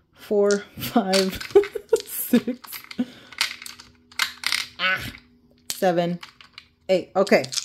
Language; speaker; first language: English; native; English